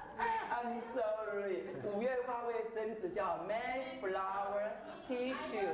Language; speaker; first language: English; non-native, fluent; Chinese